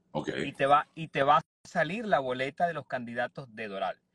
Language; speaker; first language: Spanish; native; Spanish